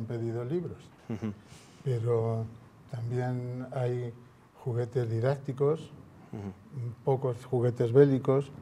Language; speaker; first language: Spanish; native; Spanish